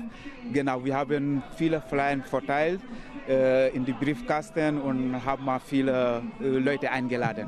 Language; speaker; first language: German; non-native, learner; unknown